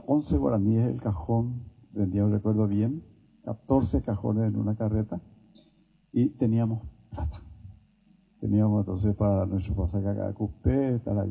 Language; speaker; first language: Spanish; native; Spanish